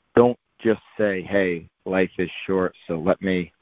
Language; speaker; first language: English; native; English